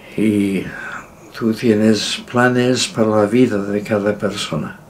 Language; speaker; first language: Spanish; non-native, fluent; English